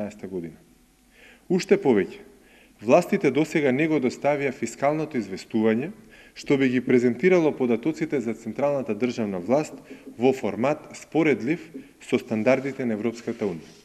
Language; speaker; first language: Macedonian; native; Macedonian